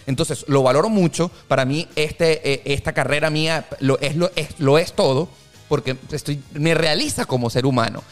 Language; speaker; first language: Spanish; native; Spanish